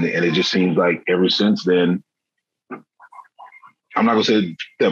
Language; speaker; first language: English; native; English